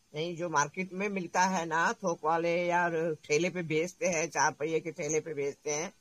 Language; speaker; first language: Hindi; native; Hindi